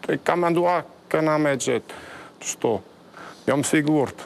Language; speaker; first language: Albanian; non-native, fluent; German